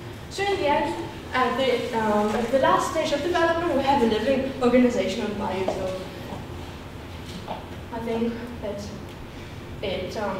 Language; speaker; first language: English; non-native, fluent; German